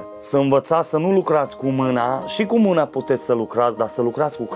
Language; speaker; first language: Romanian; non-native, local second language; Hungarian